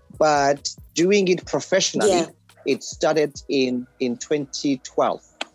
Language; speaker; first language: English; non-native, local second language; Xhosa